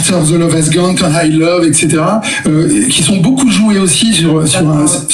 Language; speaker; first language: French; native; French